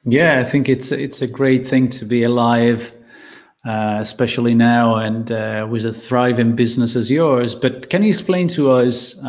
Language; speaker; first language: English; non-native, fluent; Italian